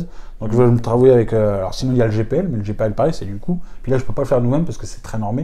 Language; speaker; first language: French; native; French